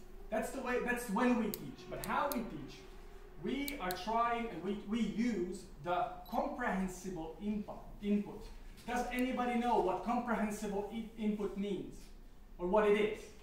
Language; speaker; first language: English; non-native, fluent; Slovak